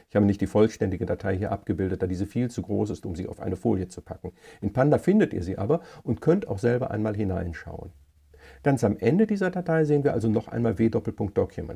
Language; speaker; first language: German; native; German